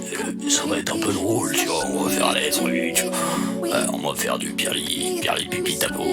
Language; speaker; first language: French; native; French